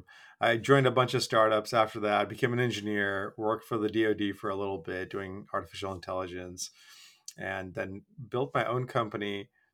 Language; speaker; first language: English; non-native, local second language; Bangla